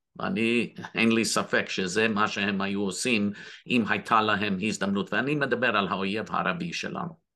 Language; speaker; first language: Hebrew; non-native, fluent; English